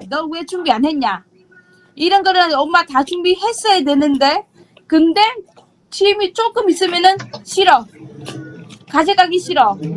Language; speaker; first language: Korean; non-native, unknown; Vietnamese